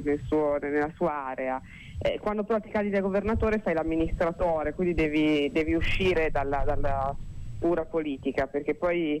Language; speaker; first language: Italian; native; Italian